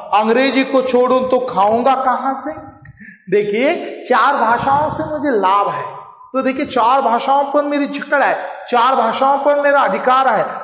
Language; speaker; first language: Hindi; non-native, local second language; Marathi